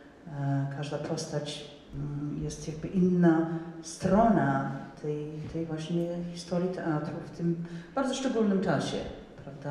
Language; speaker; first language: Polish; non-native, fluent; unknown